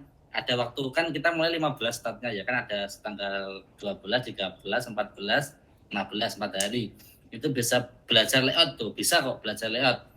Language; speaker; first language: Indonesian; native; Indonesian